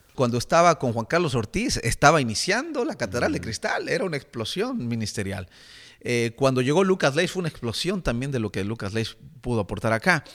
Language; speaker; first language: Spanish; native; Spanish